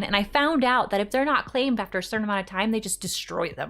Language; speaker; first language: English; native; English